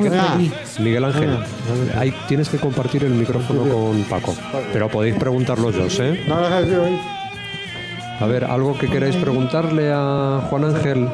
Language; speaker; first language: Spanish; native; Spanish